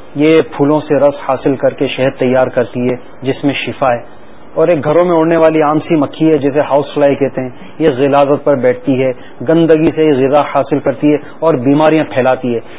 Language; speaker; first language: Urdu; native; Urdu